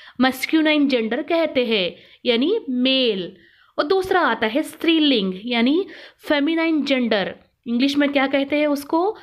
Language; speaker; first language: Hindi; non-native, local second language; Kannada